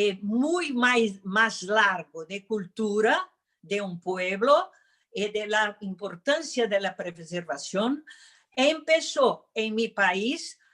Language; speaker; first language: Spanish; non-native, fluent; Portuguese